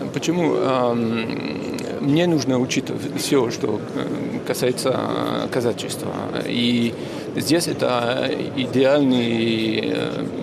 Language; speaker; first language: Russian; non-native, learner; French